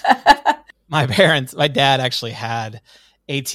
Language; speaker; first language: English; native; English